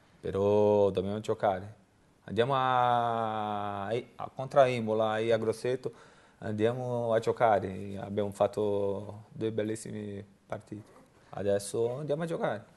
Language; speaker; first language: Italian; non-native, learner; Portuguese